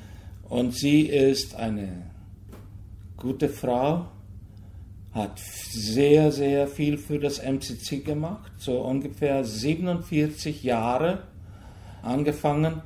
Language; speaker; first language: German; early bilingual, heritage; German